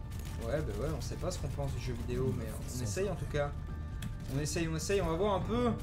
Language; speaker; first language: French; native; French